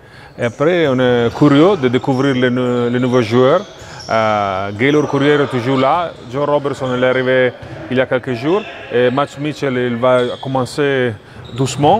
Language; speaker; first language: French; non-native, fluent; Italian